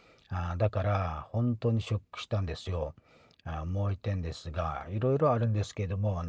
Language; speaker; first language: Japanese; non-native, fluent; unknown